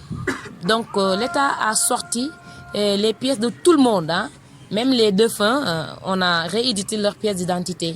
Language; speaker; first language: French; non-native, local second language; Wolof